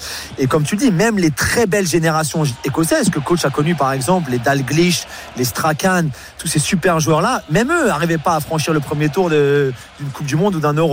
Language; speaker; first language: French; non-native, fluent; English